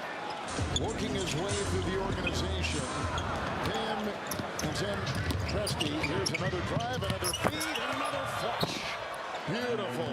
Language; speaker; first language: English; native; English